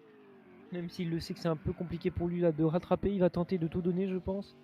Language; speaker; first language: French; native; French